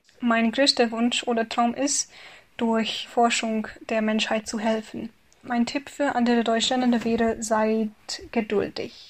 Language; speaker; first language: German; non-native, fluent; Hungarian